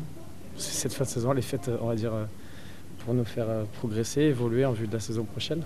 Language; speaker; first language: French; native; French